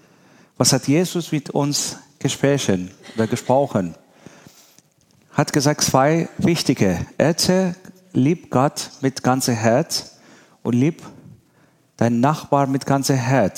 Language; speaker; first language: German; non-native, learner; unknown